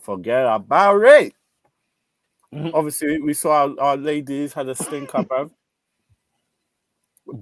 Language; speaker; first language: English; native; English